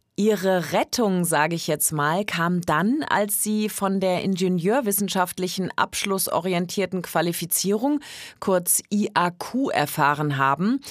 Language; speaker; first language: German; native; German